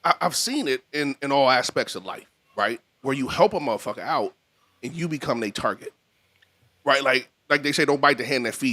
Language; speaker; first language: English; native; English